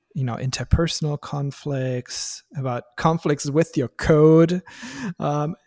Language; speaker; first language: English; non-native, fluent; German